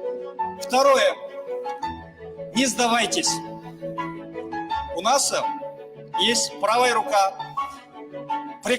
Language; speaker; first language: Russian; non-native, learner; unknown